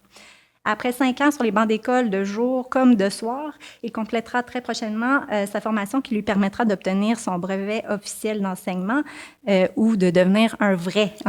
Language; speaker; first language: French; native; French